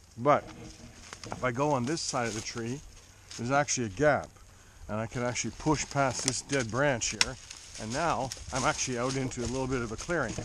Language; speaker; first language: English; native; English